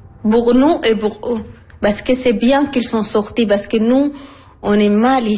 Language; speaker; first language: French; non-native, learner; Arabic